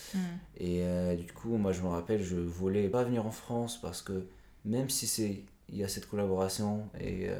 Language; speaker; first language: French; non-native, local second language; Arabic